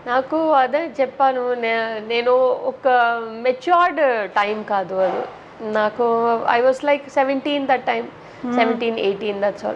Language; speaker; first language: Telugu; non-native, local second language; Tamil